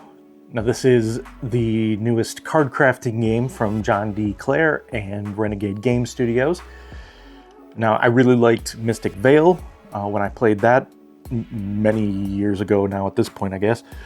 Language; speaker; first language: English; native; English